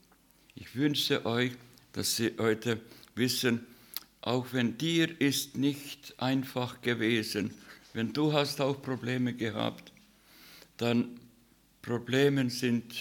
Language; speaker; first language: German; non-native, fluent; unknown